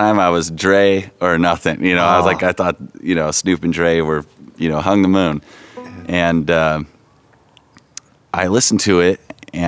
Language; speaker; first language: English; native; English